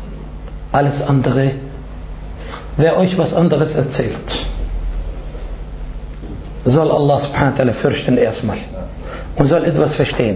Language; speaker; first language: German; non-native, fluent; Arabic